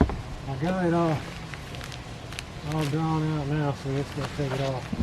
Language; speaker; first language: English; native; English